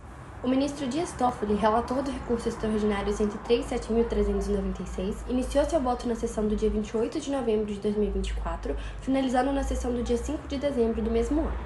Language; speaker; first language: Portuguese; native; Portuguese